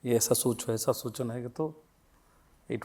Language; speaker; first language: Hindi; non-native, local second language; Tamil